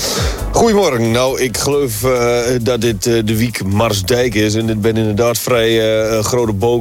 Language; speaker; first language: Dutch; native; Dutch